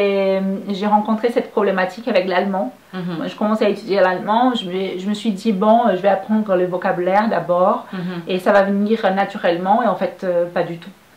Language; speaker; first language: French; non-native, fluent; Portuguese